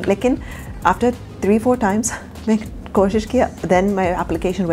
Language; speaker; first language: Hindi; early bilingual, heritage; Urdu